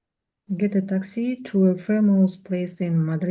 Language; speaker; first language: English; non-native, learner; Russian